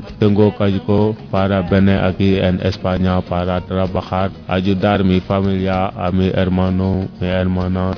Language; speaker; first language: Spanish; non-native, learner; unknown